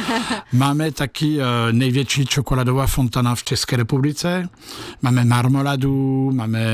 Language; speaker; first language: Czech; non-native, fluent; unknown